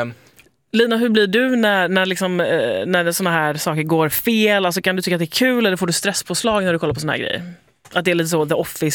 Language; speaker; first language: Swedish; native; Swedish